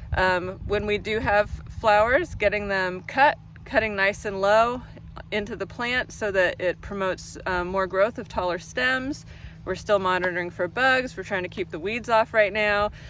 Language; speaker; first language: English; native; English